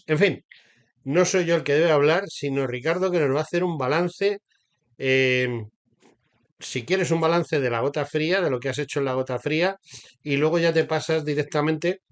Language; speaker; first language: Spanish; native; Spanish